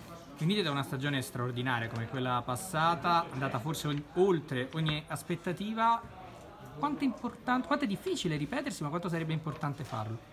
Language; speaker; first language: Italian; native; Italian